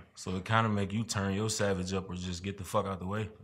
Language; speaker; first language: English; native; English